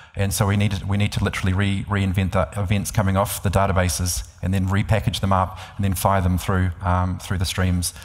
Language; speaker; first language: English; native; English